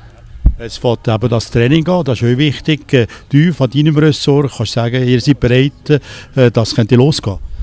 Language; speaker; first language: German; native; German